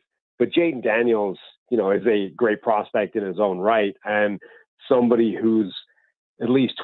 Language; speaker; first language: English; native; English